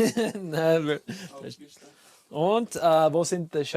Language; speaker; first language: German; non-native, learner; English